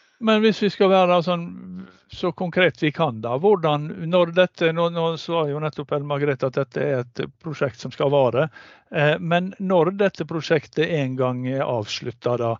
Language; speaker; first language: Norwegian; native; Norwegian